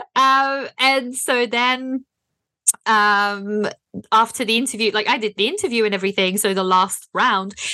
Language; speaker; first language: English; non-native, fluent; Dutch